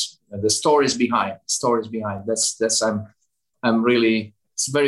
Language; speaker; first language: English; non-native, fluent; Italian